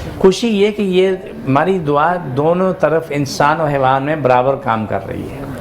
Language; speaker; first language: Urdu; non-native, local second language; Pashto